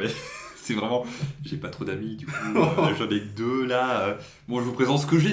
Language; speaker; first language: French; native; French